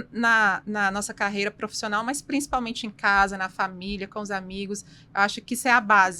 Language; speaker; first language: Portuguese; native; Portuguese